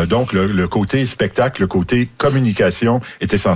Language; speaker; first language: French; native; French